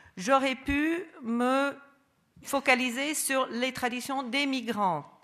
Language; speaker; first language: French; non-native, fluent; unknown